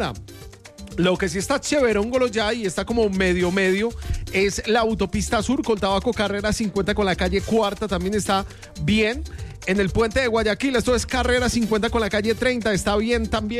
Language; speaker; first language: Spanish; native; Spanish